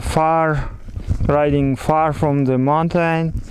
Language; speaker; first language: English; non-native, learner; Kazakh